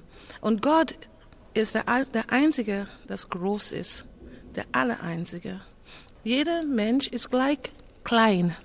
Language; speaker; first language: German; non-native, fluent; English